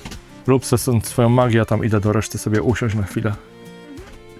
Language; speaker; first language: Polish; native; Polish